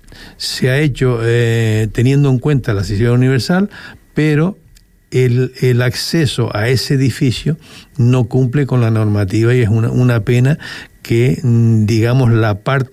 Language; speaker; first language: Spanish; native; Spanish